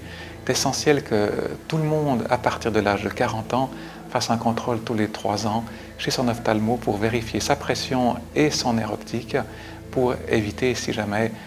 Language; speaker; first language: French; native; French